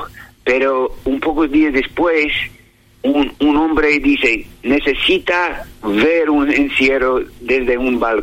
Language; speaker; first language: Spanish; non-native, learner; English